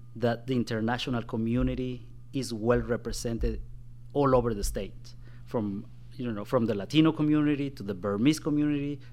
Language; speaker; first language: English; non-native, fluent; Spanish